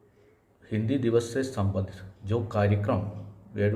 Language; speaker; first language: Hindi; non-native, local second language; Malayalam